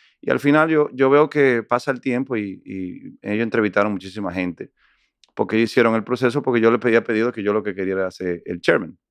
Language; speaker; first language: Spanish; native; Spanish